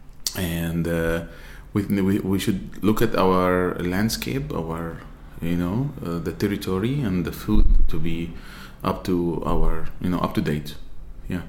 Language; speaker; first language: English; non-native, fluent; Arabic